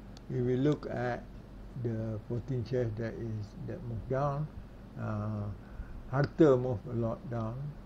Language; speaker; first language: English; non-native, local second language; Malay